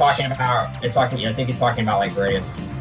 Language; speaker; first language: English; native; English